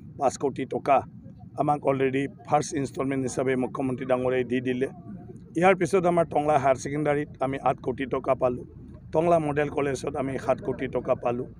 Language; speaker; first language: Assamese; native; Assamese